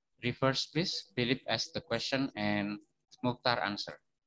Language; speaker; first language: English; non-native, fluent; Indonesian